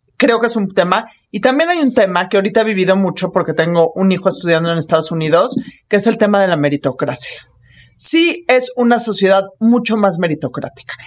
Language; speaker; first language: Spanish; native; Spanish